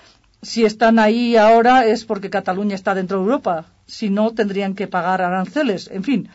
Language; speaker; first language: Spanish; native; Spanish